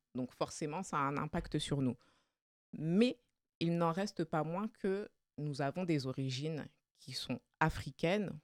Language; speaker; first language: French; early bilingual, other home language; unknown